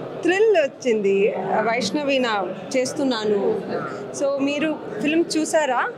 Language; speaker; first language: Telugu; non-native, learner; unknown